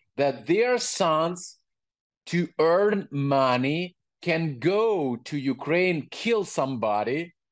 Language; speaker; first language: English; non-native, learner; Ukrainian